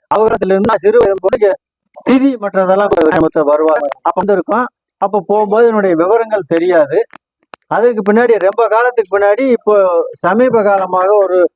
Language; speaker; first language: Tamil; non-native, local second language; Telugu